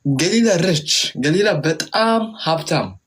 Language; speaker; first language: Amharic; non-native, learner; Tigrinya